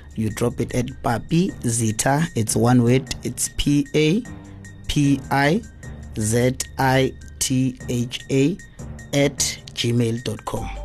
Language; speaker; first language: English; non-native, local second language; Zulu